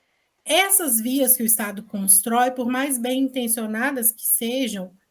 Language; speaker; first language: Portuguese; native; Portuguese